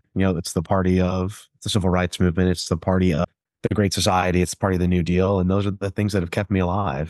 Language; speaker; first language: English; native; English